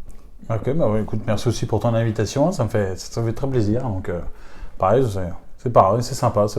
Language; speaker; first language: French; native; French